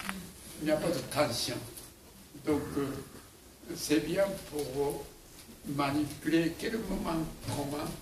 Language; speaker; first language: French; non-native, learner; Japanese